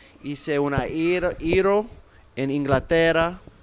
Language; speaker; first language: Spanish; non-native, learner; English